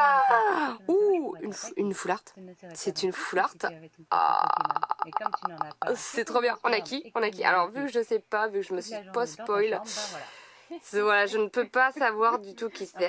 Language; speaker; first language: French; native; French